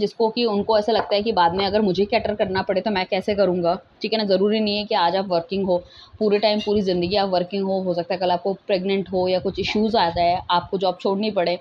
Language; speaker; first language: Hindi; native; Hindi